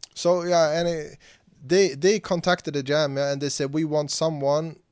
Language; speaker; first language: English; non-native, fluent; Swedish